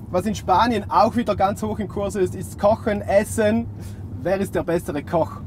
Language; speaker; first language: German; native; German